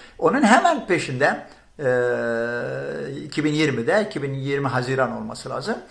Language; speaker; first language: Turkish; non-native, fluent; Arabic